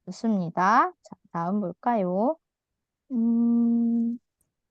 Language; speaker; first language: Korean; non-native, fluent; Indonesian